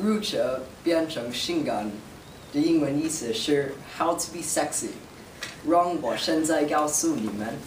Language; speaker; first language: Chinese; non-native, learner; English